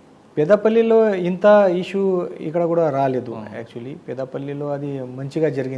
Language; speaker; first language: Telugu; non-native, fluent; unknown